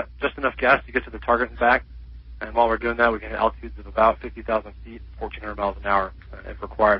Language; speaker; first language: English; native; English